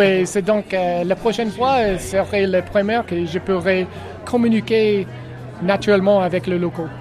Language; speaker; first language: French; non-native, learner; English